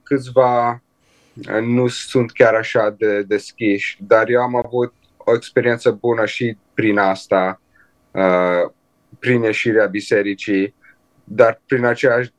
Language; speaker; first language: Romanian; early bilingual, heritage; Romanian